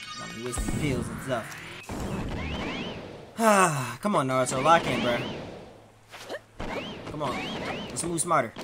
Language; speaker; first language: English; native; English